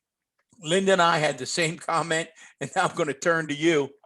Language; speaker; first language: English; native; English